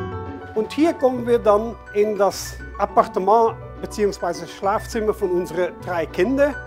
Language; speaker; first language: German; non-native, fluent; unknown